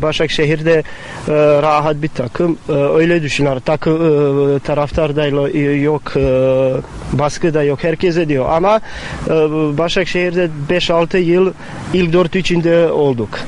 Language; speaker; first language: Turkish; non-native, fluent; Bosnian